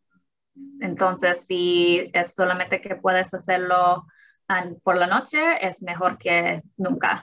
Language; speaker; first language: Spanish; early bilingual, heritage; English